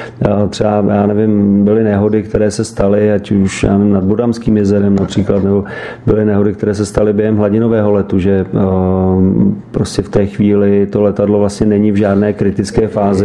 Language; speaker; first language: Czech; native; Czech